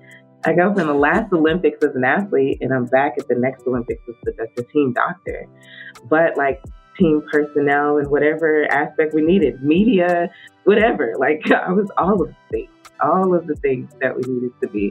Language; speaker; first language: English; native; English